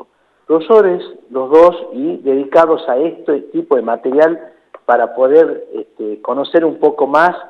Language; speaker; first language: Spanish; native; Spanish